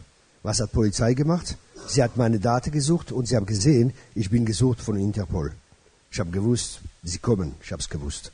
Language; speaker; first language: German; non-native, fluent; French